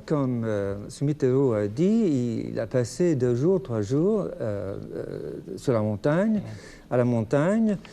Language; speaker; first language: French; non-native, fluent; English